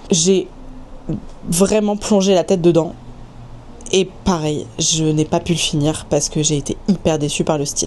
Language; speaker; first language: French; native; French